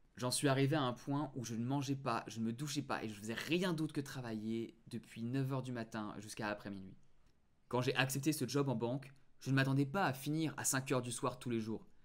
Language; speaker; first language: French; native; French